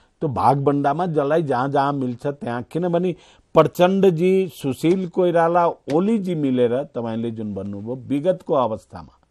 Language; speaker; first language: Nepali; non-native, local second language; Maithili